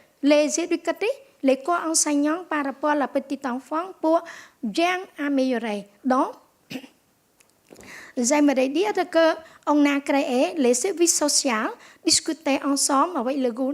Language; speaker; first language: French; non-native, local second language; Khmer